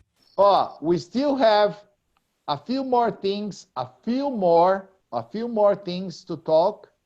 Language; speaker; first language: English; non-native, fluent; Portuguese